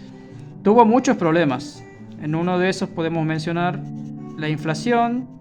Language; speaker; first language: Spanish; native; Spanish